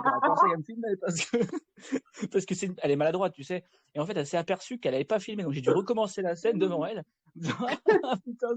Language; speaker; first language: French; native; French